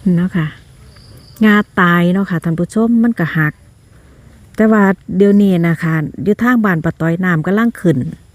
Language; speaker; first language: Thai; native; Thai